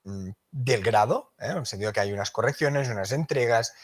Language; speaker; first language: Spanish; non-native, local second language; Catalan